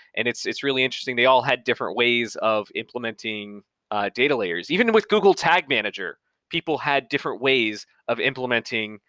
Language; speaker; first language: English; native; English